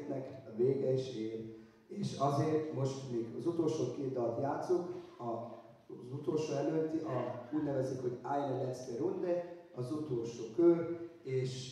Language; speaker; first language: Hungarian; non-native, learner; German